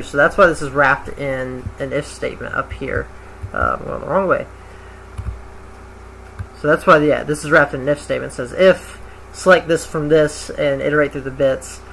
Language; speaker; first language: English; native; English